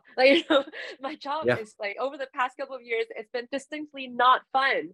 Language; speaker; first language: English; non-native, local second language; Cantonese